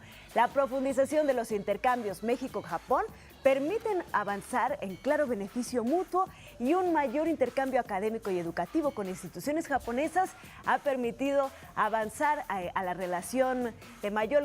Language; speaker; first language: Spanish; native; Spanish